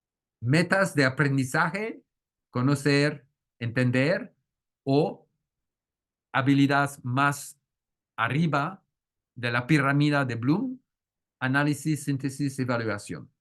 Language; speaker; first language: Spanish; non-native, fluent; French